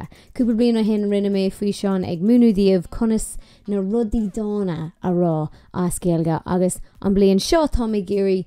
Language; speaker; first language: Irish; non-native, learner; English